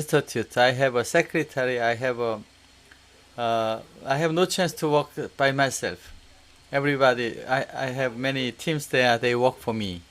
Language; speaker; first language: English; non-native, learner; Korean